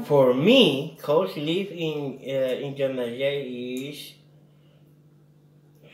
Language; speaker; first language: English; non-native, learner; Polish